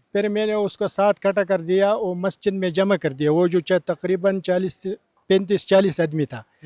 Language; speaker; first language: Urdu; non-native, local second language; Pashto